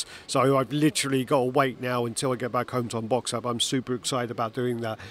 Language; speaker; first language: English; native; English